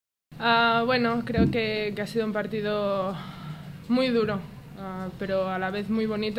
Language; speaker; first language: Spanish; native; Spanish